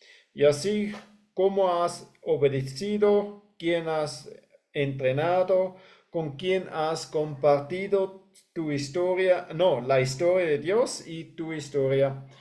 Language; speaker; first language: Spanish; non-native, fluent; English